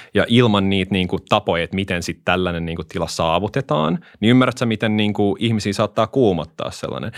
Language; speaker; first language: Finnish; native; Finnish